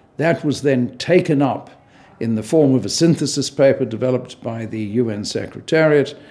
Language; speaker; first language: English; native; English